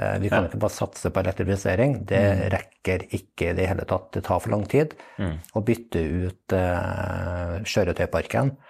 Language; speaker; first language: Norwegian; native; Norwegian